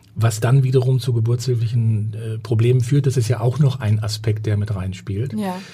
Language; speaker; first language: German; native; German